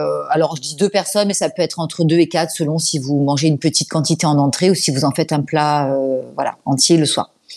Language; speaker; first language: French; native; French